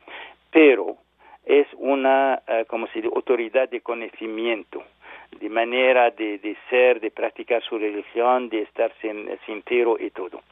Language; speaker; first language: Spanish; non-native, learner; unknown